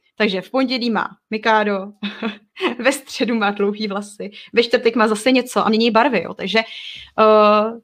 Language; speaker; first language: Czech; native; Czech